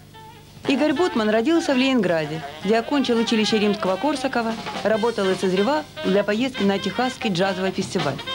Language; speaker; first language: Russian; native; Russian